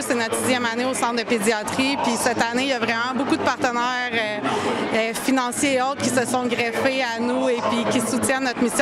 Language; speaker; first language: French; native; French